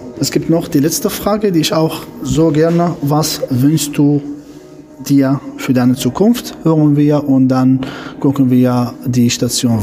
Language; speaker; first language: German; non-native, fluent; Arabic